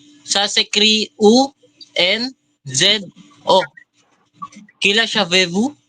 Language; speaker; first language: French; non-native, learner; Filipino